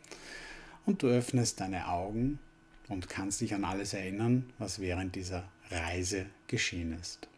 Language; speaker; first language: German; native; German